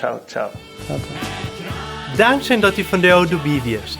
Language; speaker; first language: German; non-native, local second language; Low German